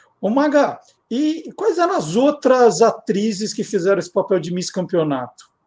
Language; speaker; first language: Portuguese; native; Portuguese